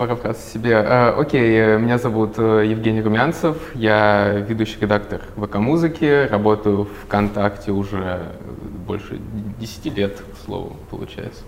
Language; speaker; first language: Russian; native; Russian